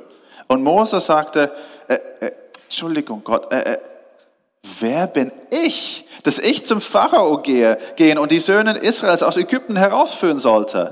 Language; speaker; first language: German; non-native, fluent; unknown